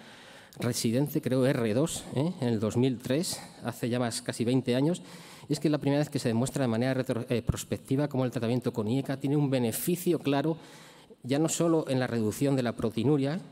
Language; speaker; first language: Spanish; native; Spanish